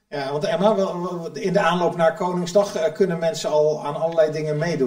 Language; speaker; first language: Dutch; native; Dutch